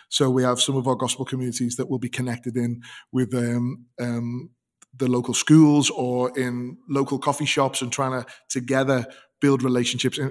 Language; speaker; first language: English; native; English